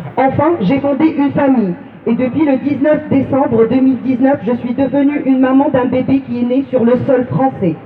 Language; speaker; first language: French; non-native, local second language; Arabic